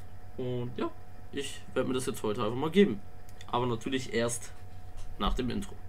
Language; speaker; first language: German; native; German